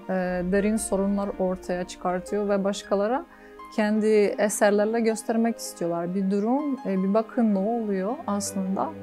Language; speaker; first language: Turkish; non-native, fluent; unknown